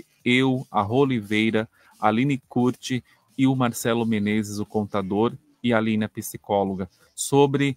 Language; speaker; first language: Portuguese; native; Portuguese